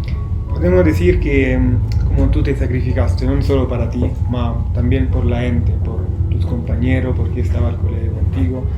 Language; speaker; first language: Spanish; non-native, fluent; Italian